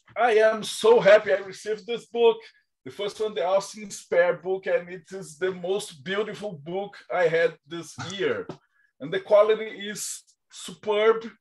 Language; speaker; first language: English; non-native, fluent; Portuguese